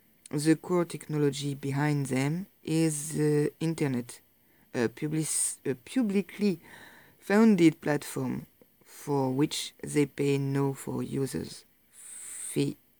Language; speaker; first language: English; non-native, fluent; French